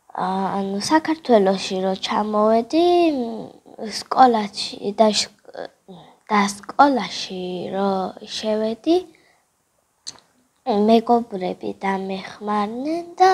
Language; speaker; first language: Georgian; early bilingual, other home language; Korean